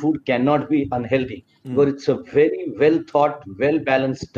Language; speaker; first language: English; non-native, local second language; Marathi